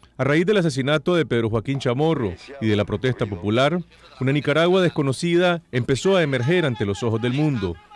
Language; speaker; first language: Spanish; native; Spanish